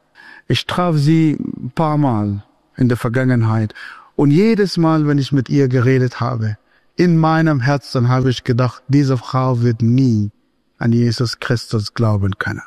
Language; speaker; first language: German; non-native, fluent; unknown